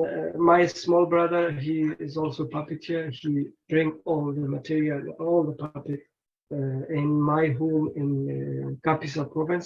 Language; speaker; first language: English; non-native, learner; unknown